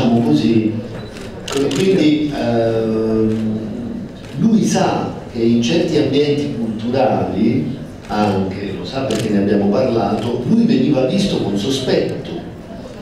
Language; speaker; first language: Italian; native; Italian